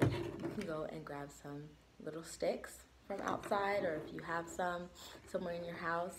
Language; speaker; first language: English; native; English